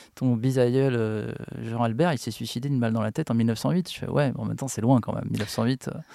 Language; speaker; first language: French; native; French